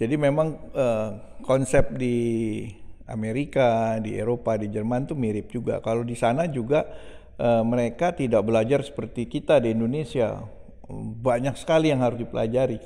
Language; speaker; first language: Indonesian; native; Indonesian